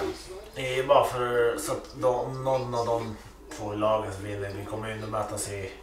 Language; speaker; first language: Swedish; native; Swedish